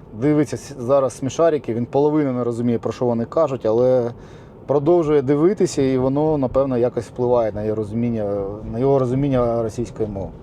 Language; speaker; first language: Ukrainian; native; Ukrainian